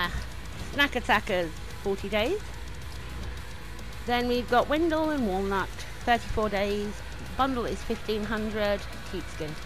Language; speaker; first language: English; native; English